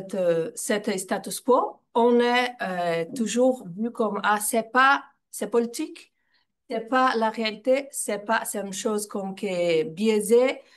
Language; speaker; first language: French; non-native, fluent; Portuguese